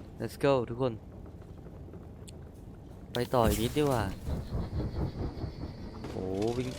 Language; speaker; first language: Thai; native; Thai